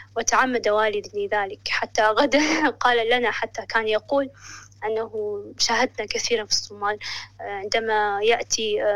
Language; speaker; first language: Arabic; non-native, local second language; Somali